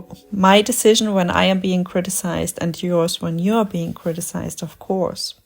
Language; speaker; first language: English; non-native, fluent; German